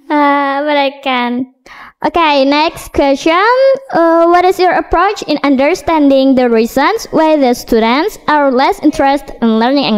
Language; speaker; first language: English; non-native, learner; Indonesian